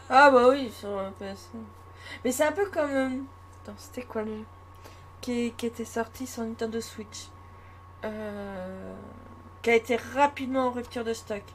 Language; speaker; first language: French; native; French